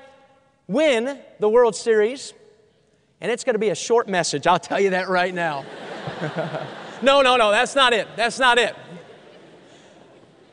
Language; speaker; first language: English; native; English